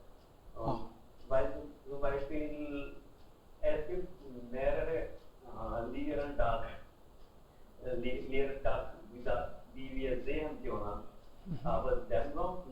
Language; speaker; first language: German; non-native, learner; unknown